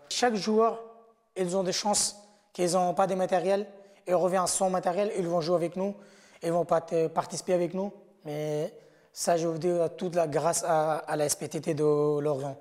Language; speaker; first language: French; non-native, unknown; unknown